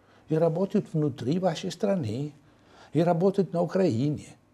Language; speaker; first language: Russian; non-native, fluent; Italian